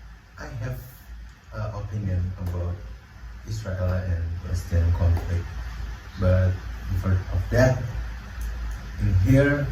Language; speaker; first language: English; non-native, learner; Indonesian